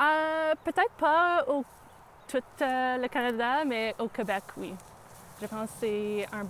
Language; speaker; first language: French; non-native, local second language; English